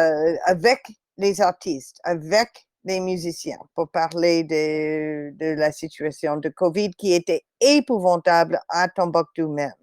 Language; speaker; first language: French; non-native, fluent; English